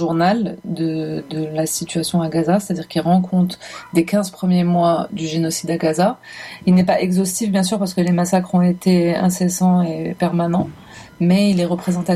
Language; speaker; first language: French; non-native, local second language; Arabic